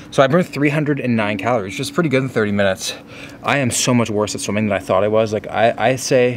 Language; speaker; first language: English; native; English